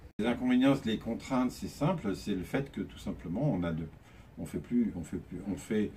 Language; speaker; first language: French; native; French